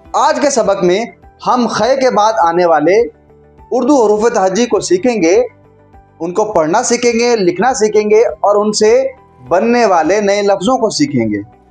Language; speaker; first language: Urdu; native; Urdu